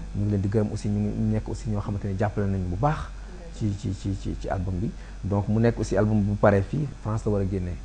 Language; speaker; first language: Wolof; non-native, local second language; Fula